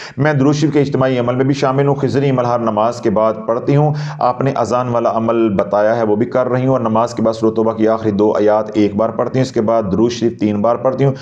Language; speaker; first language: Urdu; non-native, local second language; Punjabi